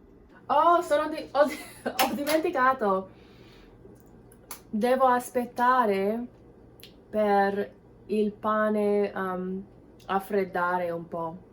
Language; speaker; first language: Italian; non-native, learner; English